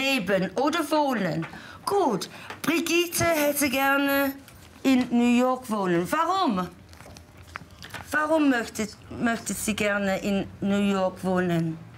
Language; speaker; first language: German; non-native, fluent; English